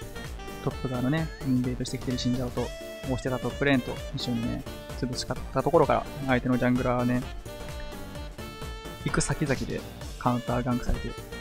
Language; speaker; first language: Japanese; native; Japanese